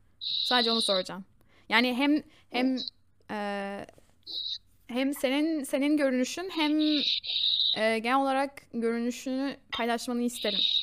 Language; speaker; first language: Turkish; early bilingual, heritage; Turkish